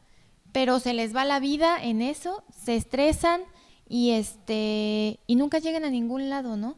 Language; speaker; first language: Spanish; native; Spanish